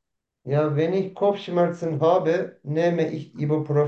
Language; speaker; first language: German; non-native, learner; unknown